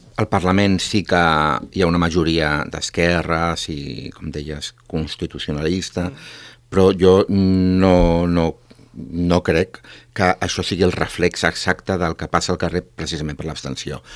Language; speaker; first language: Catalan; non-native, local second language; Spanish